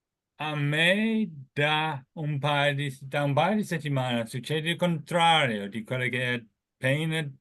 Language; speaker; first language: Italian; non-native, fluent; English